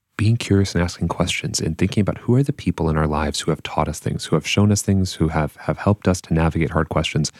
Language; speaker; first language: English; native; English